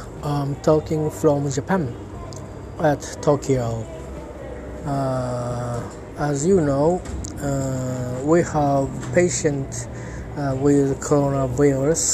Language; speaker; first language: English; non-native, learner; Japanese